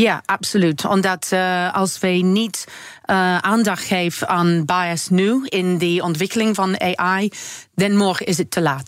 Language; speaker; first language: Dutch; non-native, learner; English